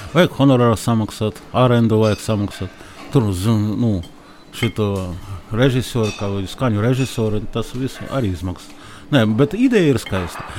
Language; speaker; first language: Latvian; non-native, local second language; Russian